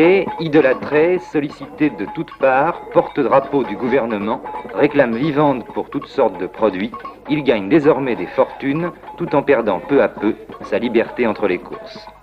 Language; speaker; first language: French; native; French